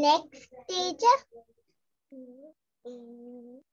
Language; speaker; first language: English; non-native, learner; Sinhala